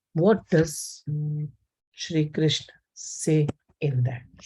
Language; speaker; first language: English; non-native, local second language; Hindi